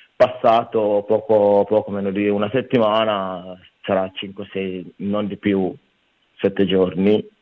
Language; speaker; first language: Italian; non-native, fluent; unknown